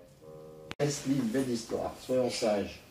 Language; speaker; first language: French; native; French